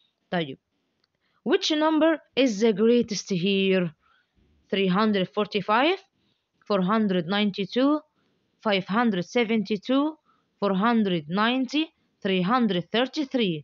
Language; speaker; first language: English; non-native, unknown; Arabic